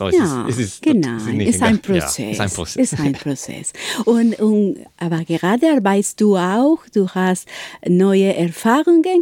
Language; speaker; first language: German; non-native, learner; Spanish